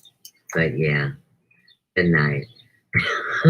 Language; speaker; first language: English; native; English